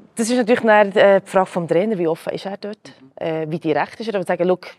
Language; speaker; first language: German; early bilingual, other home language; Croatian